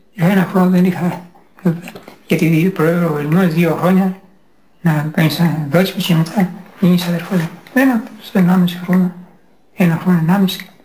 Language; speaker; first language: Greek; native; Greek